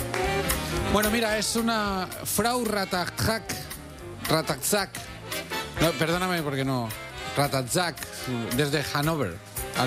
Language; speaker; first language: Spanish; native; Spanish